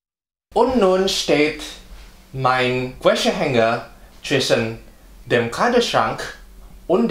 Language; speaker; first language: German; non-native, fluent; Indonesian